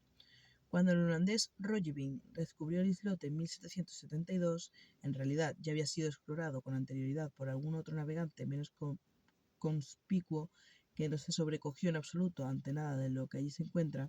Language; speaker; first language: Spanish; native; Spanish